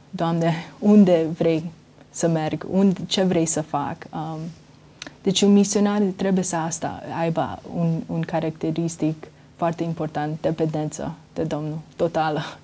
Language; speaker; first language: Romanian; early bilingual, heritage; Romanian